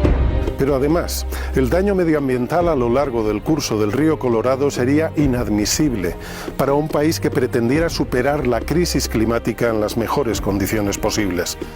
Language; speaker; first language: Spanish; native; Spanish